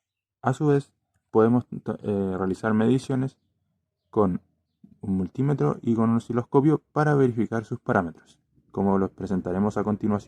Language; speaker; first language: Spanish; native; Spanish